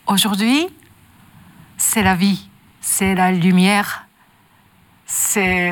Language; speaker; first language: French; non-native, learner; Japanese